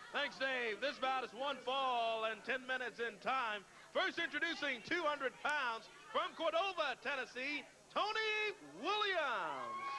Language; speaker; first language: English; native; English